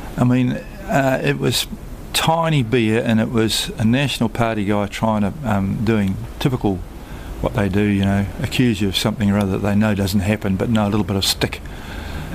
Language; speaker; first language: English; native; English